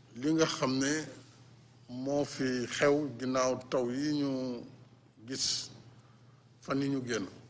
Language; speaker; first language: Wolof; non-native, local second language; Fula